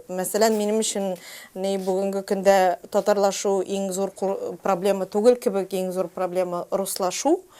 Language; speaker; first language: Tatar; native; Tatar